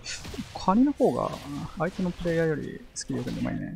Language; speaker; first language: Japanese; native; Japanese